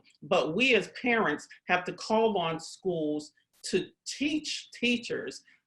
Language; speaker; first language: English; native; English